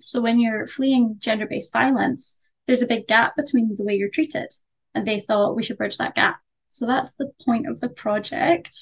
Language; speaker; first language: English; native; English